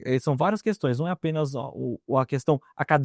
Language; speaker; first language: Portuguese; native; Portuguese